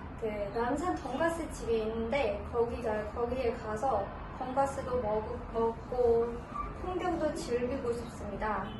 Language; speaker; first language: Korean; non-native, learner; Burmese